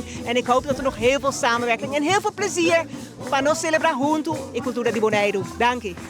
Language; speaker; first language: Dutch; non-native, local second language; Papiamento